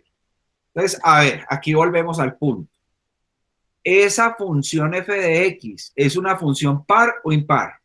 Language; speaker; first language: Spanish; native; Spanish